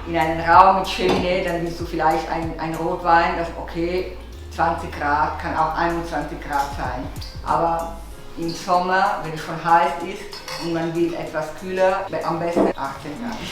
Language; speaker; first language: German; non-native, local second language; Italian